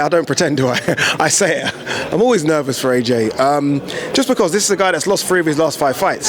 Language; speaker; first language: English; native; English